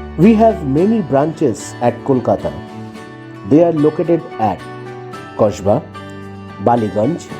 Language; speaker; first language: English; non-native, local second language; Bangla